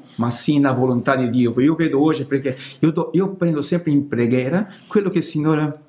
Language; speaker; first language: Italian; non-native, learner; Portuguese